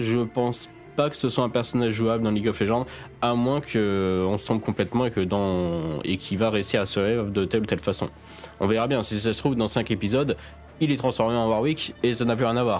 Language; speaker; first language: French; native; French